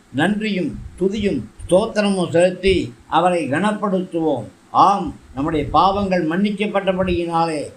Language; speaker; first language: Tamil; native; Tamil